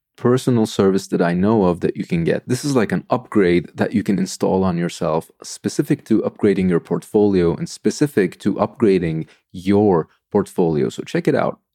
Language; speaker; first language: English; non-native, fluent; Turkish